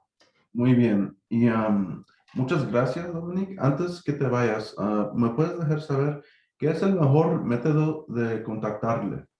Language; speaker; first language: Spanish; early bilingual, heritage; Spanish